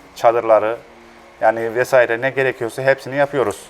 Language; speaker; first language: Turkish; native; Turkish